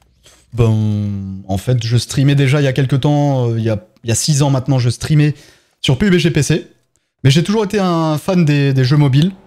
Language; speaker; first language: French; native; French